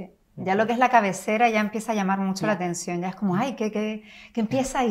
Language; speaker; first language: Spanish; native; Spanish